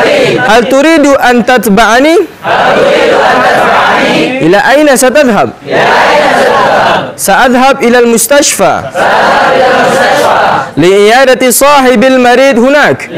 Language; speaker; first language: Arabic; non-native, learner; Indonesian